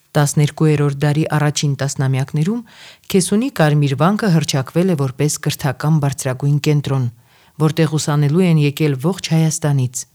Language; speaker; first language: Armenian; native; Armenian